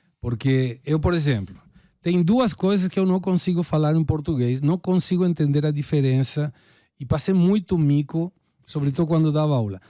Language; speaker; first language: Portuguese; non-native, fluent; Spanish